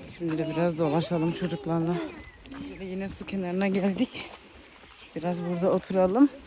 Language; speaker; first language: Turkish; early bilingual, heritage; Turkish